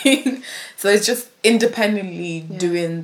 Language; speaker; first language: English; native; English